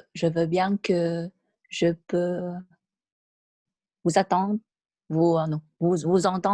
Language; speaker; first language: French; non-native, learner; Vietnamese